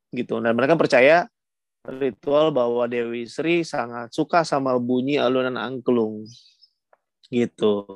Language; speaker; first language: Indonesian; native; Indonesian